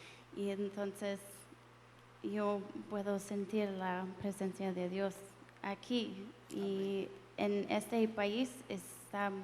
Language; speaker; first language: Spanish; non-native, learner; English